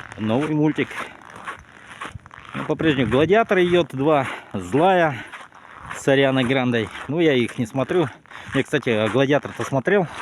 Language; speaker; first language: Russian; native; Russian